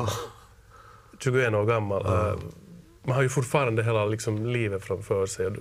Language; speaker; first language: Swedish; native; Swedish